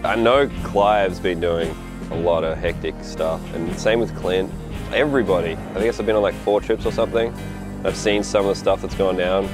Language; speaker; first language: English; native; English